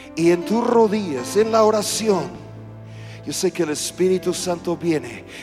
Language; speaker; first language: Spanish; non-native, fluent; English